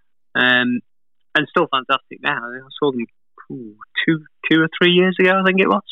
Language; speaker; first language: English; native; English